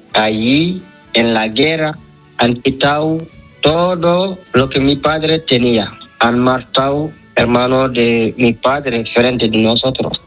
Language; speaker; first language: Spanish; non-native, learner; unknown